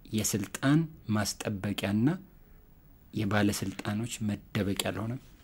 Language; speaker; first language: Amharic; native; Amharic